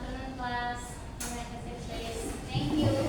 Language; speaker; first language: English; non-native, local second language; Indonesian